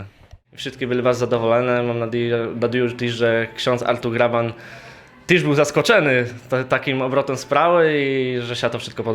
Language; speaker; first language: Polish; non-native, local second language; Rusyn